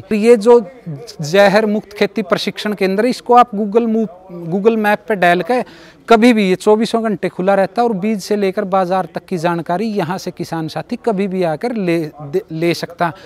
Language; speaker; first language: Hindi; native; Hindi